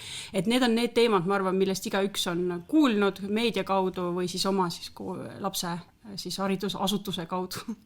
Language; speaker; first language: Estonian; native; Estonian